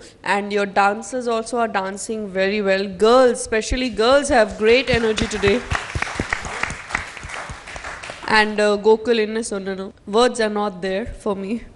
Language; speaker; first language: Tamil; non-native, fluent; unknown